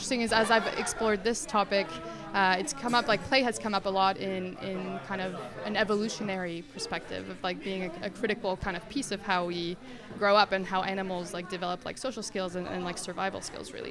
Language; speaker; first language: English; non-native, fluent; Spanish